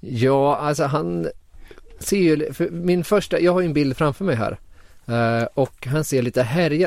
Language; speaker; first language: Swedish; native; Swedish